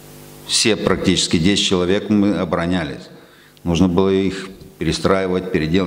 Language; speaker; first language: Russian; native; Russian